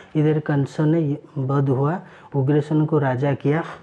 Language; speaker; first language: Hindi; non-native, local second language; Odia